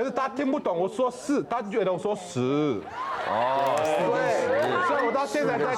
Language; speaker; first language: Chinese; non-native, fluent; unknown